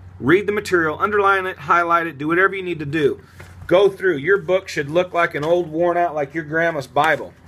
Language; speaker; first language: English; native; English